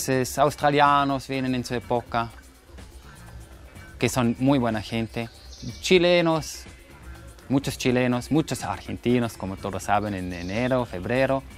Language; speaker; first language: Spanish; non-native, fluent; German